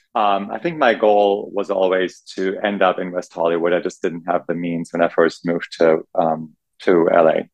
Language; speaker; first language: English; non-native, fluent; German